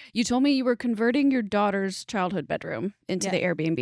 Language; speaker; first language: English; native; English